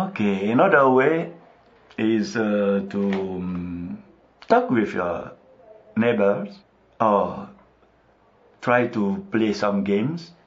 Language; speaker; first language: English; non-native, local second language; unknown